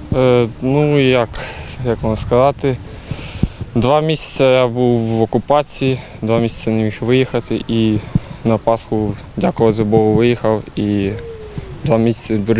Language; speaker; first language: Ukrainian; native; Ukrainian